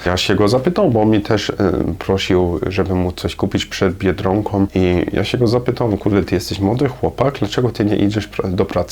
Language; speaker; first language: Polish; non-native, learner; German